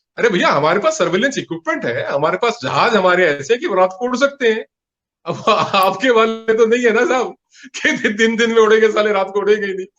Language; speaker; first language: Hindi; non-native, local second language; Punjabi